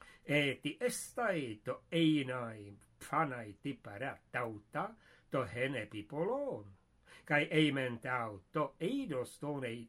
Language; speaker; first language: Greek; non-native, fluent; English